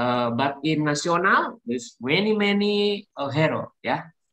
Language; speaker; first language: English; non-native, learner; Indonesian